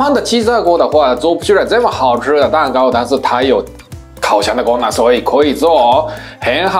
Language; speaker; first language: Chinese; non-native, fluent; Japanese